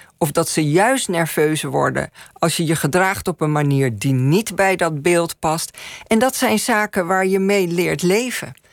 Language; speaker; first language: Dutch; native; Dutch